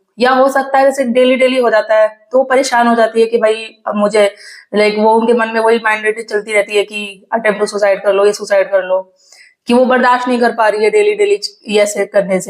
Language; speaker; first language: Hindi; native; Hindi